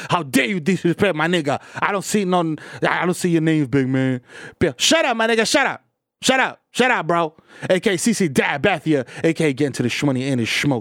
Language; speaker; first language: English; early bilingual, other home language; Spanish